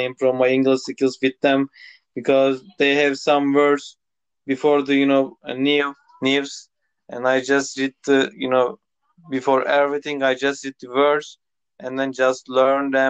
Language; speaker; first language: English; non-native, local second language; Turkish